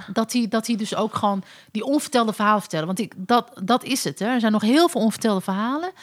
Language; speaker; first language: Dutch; early bilingual, other home language; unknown